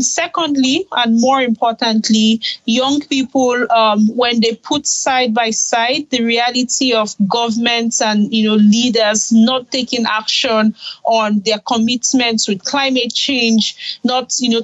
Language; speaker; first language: English; non-native, local second language; Igbo